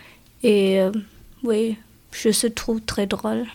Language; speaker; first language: French; non-native, learner; German